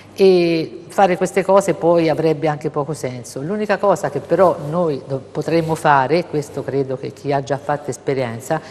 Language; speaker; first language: Italian; native; Italian